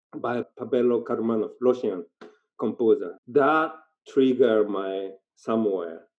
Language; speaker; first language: English; non-native, learner; Japanese